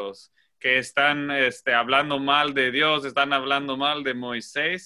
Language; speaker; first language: Spanish; non-native, fluent; English